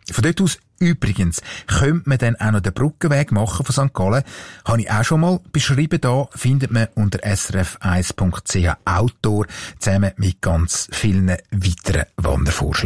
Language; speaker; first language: German; native; German